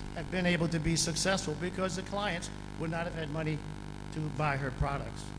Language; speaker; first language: English; native; English